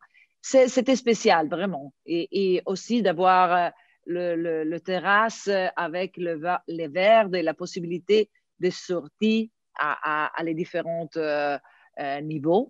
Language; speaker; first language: French; non-native, fluent; Italian